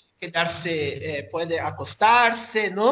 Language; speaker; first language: Portuguese; non-native, fluent; Spanish